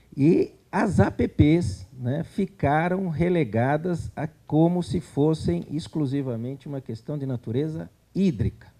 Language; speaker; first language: Portuguese; native; Portuguese